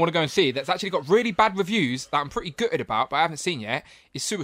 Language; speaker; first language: English; native; English